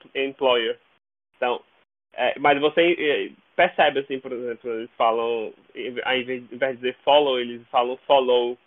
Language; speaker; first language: Portuguese; native; Portuguese